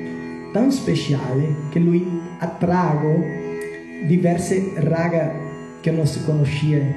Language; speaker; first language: Italian; non-native, learner; Portuguese